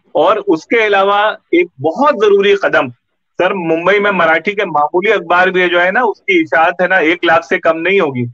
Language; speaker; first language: Hindi; non-native, local second language; Urdu